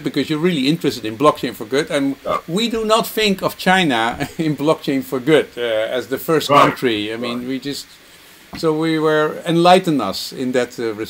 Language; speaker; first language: English; non-native, fluent; Dutch